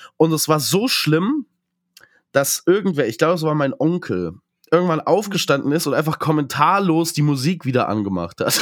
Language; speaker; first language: German; native; German